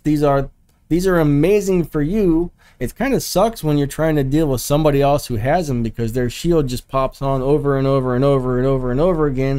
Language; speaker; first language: English; native; English